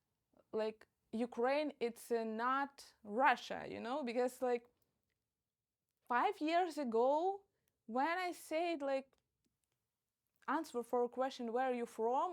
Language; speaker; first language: English; non-native, fluent; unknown